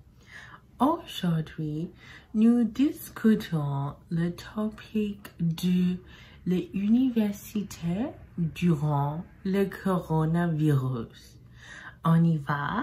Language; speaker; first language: French; non-native, learner; English